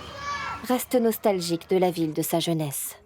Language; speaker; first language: French; native; French